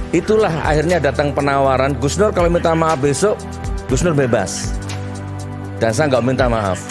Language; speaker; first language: Indonesian; non-native, local second language; Madurese